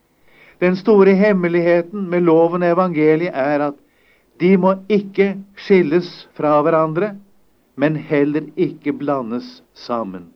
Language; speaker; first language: Norwegian; native; Norwegian